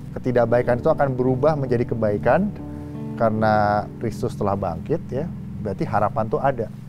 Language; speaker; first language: Indonesian; native; Indonesian